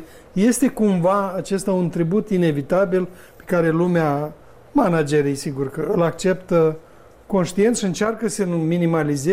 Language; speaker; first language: Romanian; native; Romanian